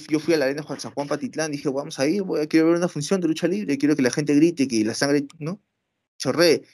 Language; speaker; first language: Spanish; native; Spanish